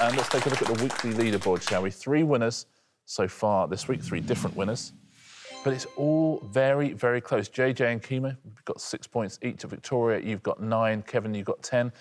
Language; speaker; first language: English; native; English